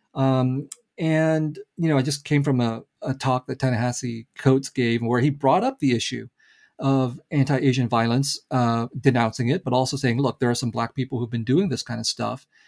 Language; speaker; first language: English; early bilingual, other home language; Vietnamese